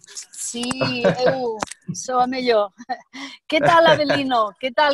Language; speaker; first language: Portuguese; non-native, learner; Spanish